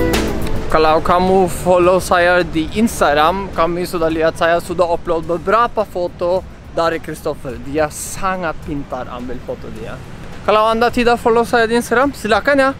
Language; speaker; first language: Indonesian; non-native, fluent; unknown